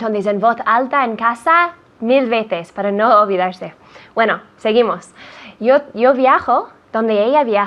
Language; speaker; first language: Spanish; non-native, fluent; English